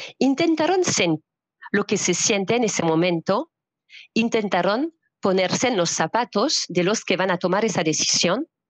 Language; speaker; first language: Spanish; non-native, fluent; French